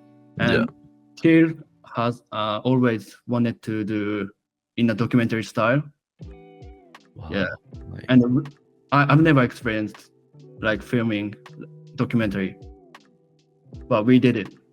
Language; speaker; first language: English; non-native, fluent; Japanese